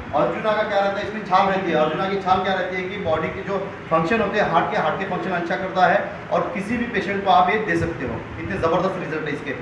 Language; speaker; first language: Hindi; non-native, local second language; Marathi